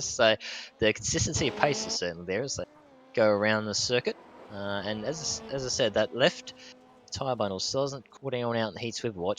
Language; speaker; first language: English; native; English